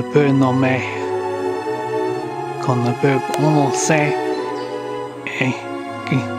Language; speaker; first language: French; non-native, learner; English